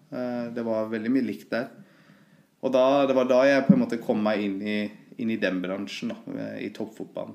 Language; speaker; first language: Norwegian; early bilingual, other home language; Persian